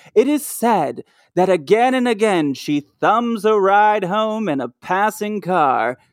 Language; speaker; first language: English; native; English